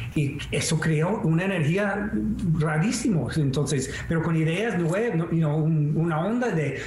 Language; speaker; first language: Spanish; non-native, fluent; English